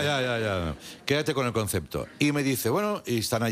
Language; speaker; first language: Spanish; native; Spanish